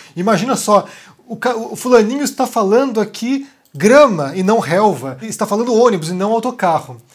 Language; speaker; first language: Portuguese; native; Portuguese